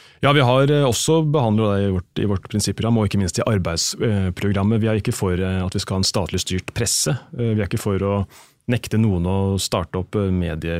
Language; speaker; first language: Norwegian; native; Norwegian